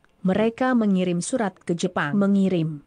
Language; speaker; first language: Indonesian; non-native, learner; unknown